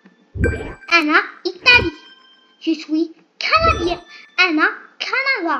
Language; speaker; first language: French; non-native, learner; Arabic